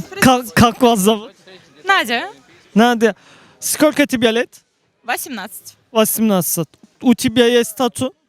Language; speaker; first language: Russian; non-native, learner; Turkish